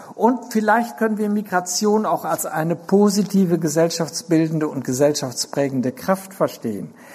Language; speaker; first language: German; native; German